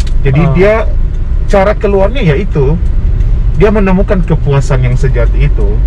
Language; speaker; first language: Indonesian; native; Indonesian